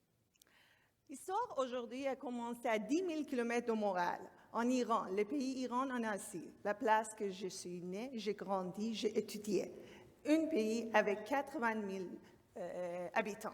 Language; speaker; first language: French; non-native, learner; Persian